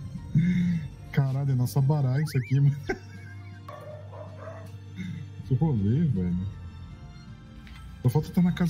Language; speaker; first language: Portuguese; native; Portuguese